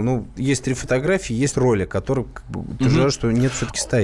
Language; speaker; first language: Russian; native; Russian